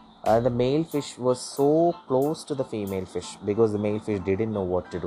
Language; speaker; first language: English; non-native, local second language; Malayalam